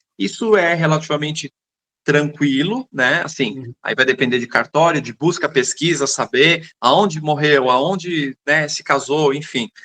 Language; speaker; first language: Portuguese; native; Portuguese